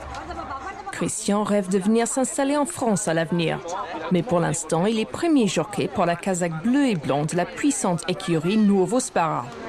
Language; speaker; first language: French; native; French